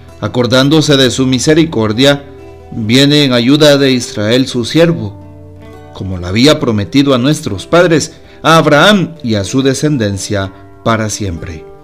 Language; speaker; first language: Spanish; native; Spanish